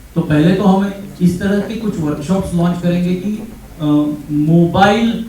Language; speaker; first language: Hindi; non-native, local second language; Marathi